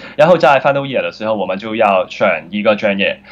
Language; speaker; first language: Chinese; non-native, fluent; Cantonese